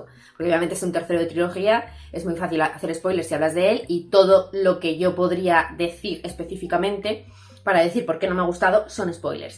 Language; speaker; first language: Spanish; native; Spanish